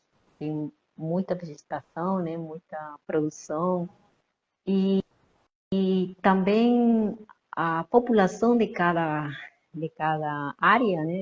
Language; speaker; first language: Portuguese; non-native, fluent; Spanish